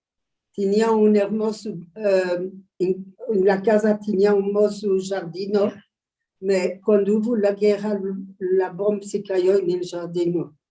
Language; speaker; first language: Spanish; early bilingual, heritage; Ladino